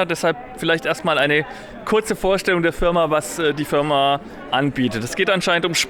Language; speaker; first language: German; native; German